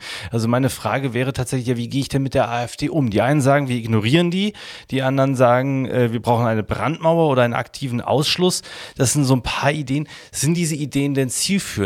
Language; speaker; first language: German; native; German